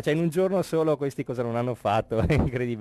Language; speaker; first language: Italian; native; Italian